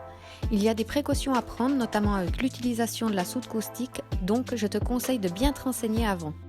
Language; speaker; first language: French; native; French